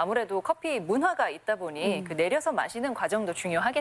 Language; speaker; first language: Korean; native; Korean